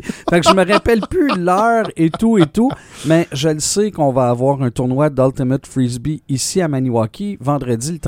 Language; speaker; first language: French; native; French